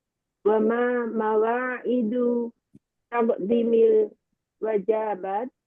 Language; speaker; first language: Arabic; non-native, learner; Indonesian